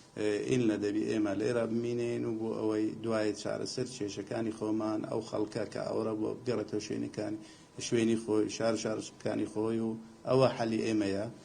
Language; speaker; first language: Central Kurdish; non-native, local second language; Assyrian Neo-Aramaic